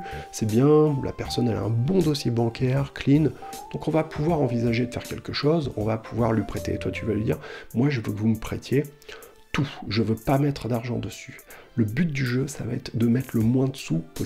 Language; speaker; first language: French; native; French